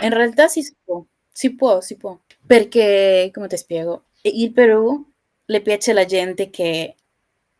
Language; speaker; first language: Italian; non-native, learner; Spanish